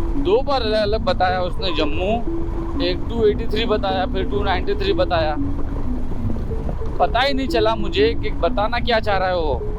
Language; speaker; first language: Hindi; native; Hindi